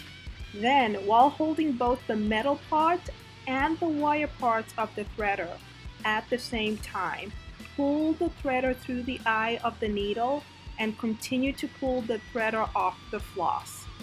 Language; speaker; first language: English; native; English